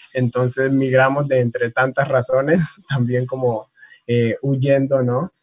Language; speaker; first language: Spanish; native; Spanish